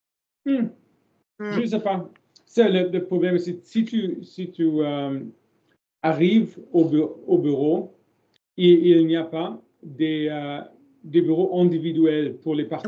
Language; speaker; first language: French; non-native, learner; German